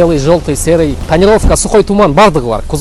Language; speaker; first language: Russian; non-native, local second language; Kyrgyz